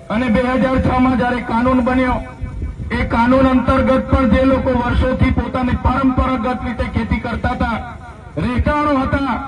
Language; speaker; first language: Gujarati; non-native, local second language; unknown